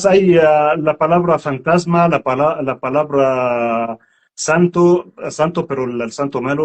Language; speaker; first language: Spanish; non-native, learner; Arabic